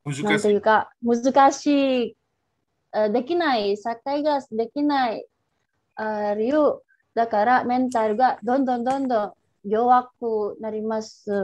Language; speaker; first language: Japanese; non-native, learner; Indonesian